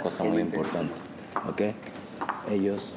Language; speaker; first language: Spanish; non-native, learner; English